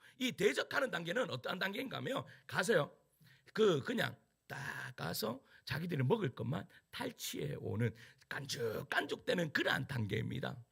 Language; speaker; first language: Korean; native; Korean